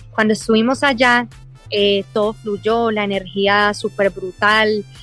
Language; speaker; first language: Spanish; early bilingual, heritage; English